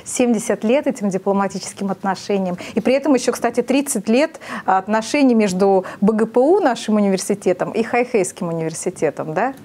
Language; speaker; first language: Russian; native; Russian